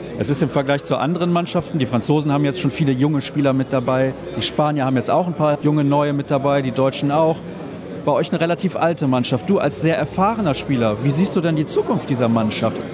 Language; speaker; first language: German; native; German